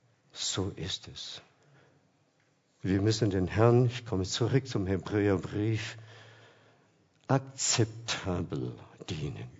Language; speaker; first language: German; non-native, fluent; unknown